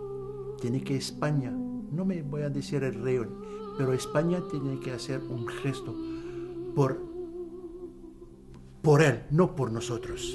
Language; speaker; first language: Spanish; non-native, learner; Arabic